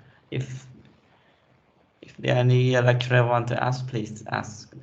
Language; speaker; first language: English; non-native, fluent; Khmer